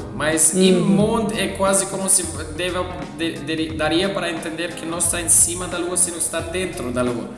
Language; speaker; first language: Portuguese; non-native, fluent; German